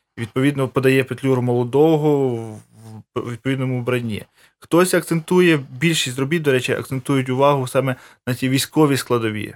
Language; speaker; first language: Ukrainian; native; Ukrainian